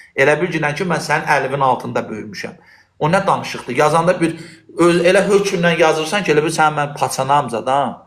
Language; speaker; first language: Azerbaijani; non-native, local second language; Lezghian